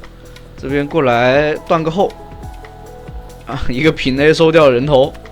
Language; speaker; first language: Chinese; native; Chinese